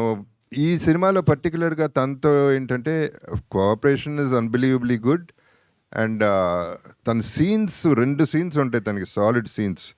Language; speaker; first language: Telugu; native; Telugu